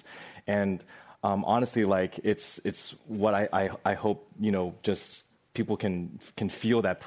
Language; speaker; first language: English; native; English